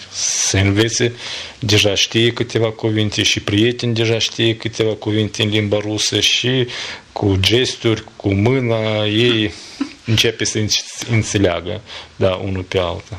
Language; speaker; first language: Romanian; non-native, learner; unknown